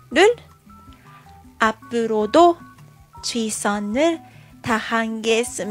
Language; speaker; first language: Korean; non-native, learner; Japanese